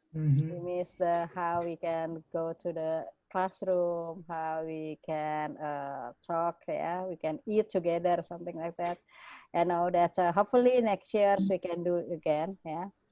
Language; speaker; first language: English; non-native, fluent; Indonesian